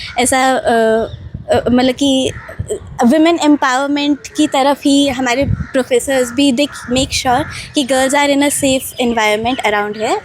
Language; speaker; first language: Hindi; native; Hindi